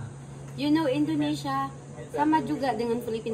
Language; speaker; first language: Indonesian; non-native, learner; Cebuano